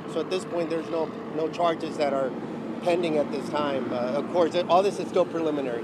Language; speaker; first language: English; early bilingual, other home language; Spanish